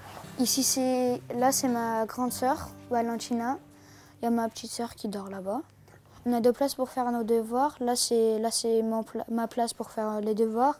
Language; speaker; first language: French; early bilingual, other home language; Armenian